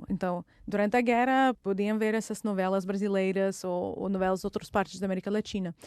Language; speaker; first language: Portuguese; non-native, fluent; Russian